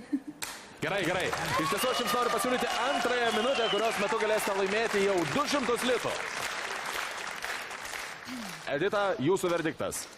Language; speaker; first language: Lithuanian; native; Lithuanian